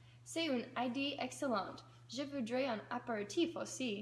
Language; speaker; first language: French; non-native, learner; English